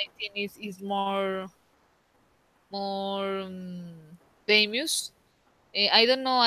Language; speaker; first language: English; non-native, learner; Spanish